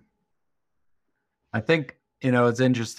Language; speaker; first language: English; native; English